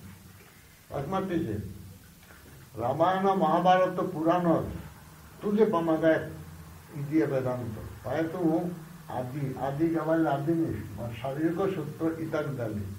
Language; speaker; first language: Russian; non-native, learner; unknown